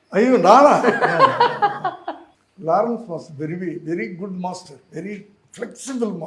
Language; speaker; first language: Telugu; non-native, learner; Tamil